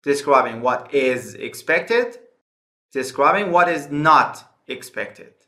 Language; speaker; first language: English; non-native, fluent; Persian